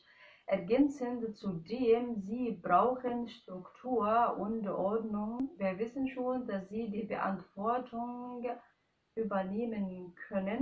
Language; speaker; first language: German; non-native, fluent; Arabic